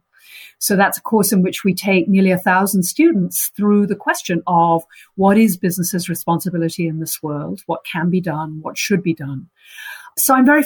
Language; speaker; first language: English; native; English